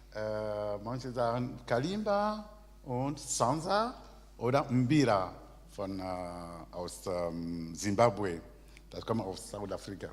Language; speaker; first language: German; non-native, learner; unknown